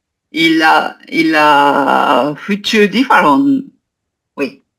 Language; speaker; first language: French; non-native, learner; Japanese